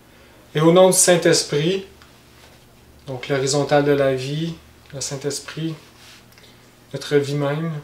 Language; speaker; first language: French; native; French